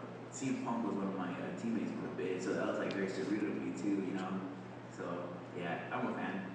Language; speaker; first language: English; native; English